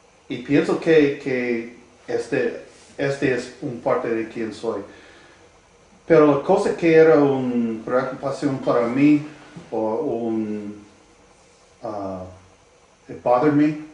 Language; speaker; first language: Spanish; non-native, learner; English